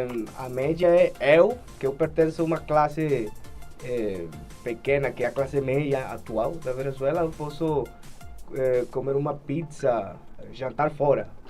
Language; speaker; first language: Portuguese; non-native, fluent; Spanish